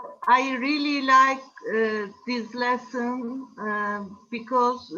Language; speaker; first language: English; non-native, learner; Turkish